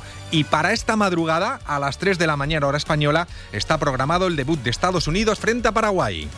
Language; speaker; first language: Spanish; native; Spanish